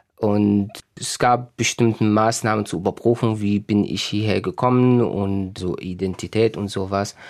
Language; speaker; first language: German; non-native, fluent; Arabic